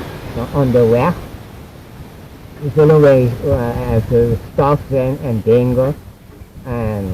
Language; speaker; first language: Dutch; non-native, local second language; Papiamento